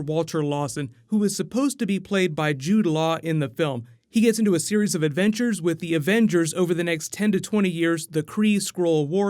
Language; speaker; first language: English; native; English